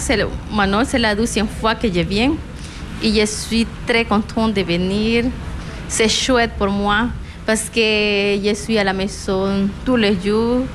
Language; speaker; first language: French; non-native, learner; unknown